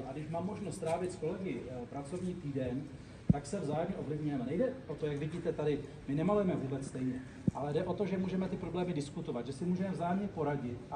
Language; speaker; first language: Czech; native; Czech